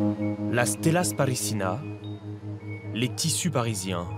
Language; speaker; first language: French; native; French